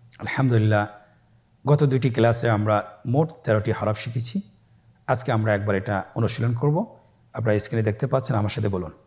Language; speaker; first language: Bangla; native; Bangla